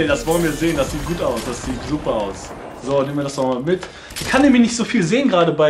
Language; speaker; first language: German; native; German